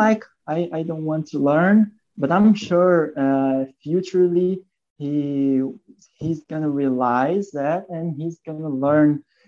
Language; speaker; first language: English; non-native, fluent; Portuguese